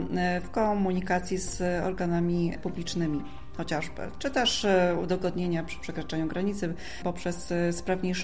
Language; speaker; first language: Polish; native; Polish